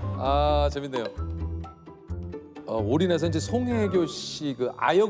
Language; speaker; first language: Korean; native; Korean